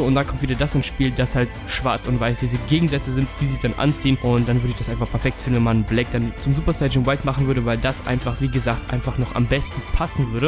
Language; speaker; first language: German; native; German